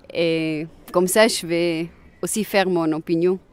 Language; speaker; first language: French; non-native, local second language; German